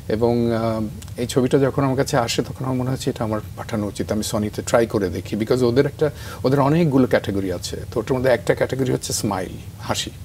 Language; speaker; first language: Bangla; native; Bangla